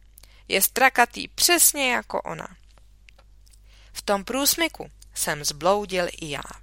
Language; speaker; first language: Czech; native; Czech